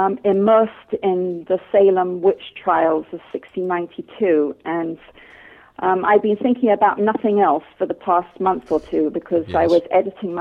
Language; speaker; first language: English; native; English